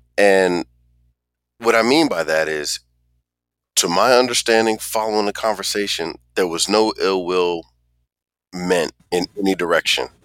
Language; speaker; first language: English; native; English